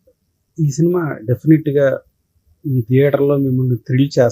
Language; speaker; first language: Telugu; native; Telugu